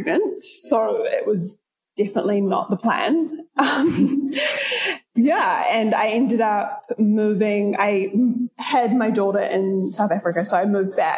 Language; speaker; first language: English; native; English